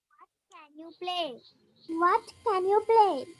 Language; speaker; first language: English; non-native, learner; Sinhala